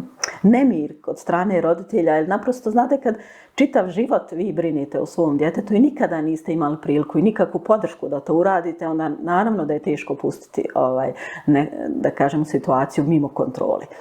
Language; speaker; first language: Bosnian; native; Bosnian